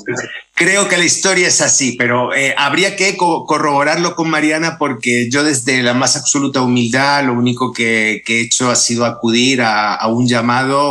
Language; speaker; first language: Spanish; native; Spanish